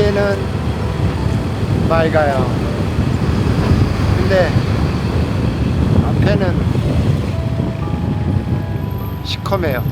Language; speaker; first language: Korean; native; Korean